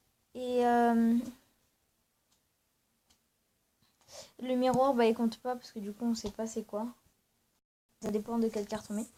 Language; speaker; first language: French; native; French